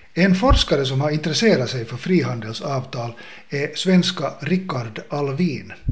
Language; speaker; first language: Swedish; native; Swedish